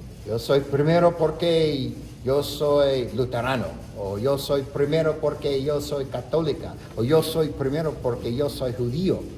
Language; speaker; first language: Spanish; non-native, fluent; English